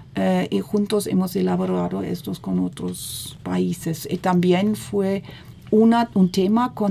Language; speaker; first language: Spanish; non-native, fluent; German